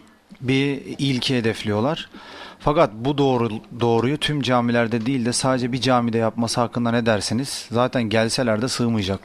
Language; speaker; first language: Turkish; native; Turkish